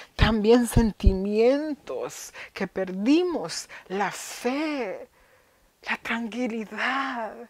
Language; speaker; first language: Spanish; early bilingual, heritage; Spanish